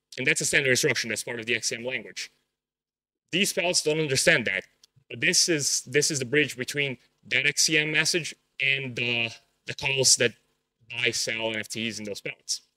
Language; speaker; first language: English; non-native, fluent; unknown